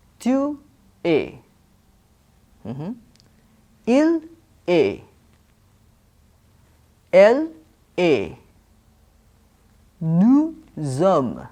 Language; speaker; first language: French; non-native, fluent; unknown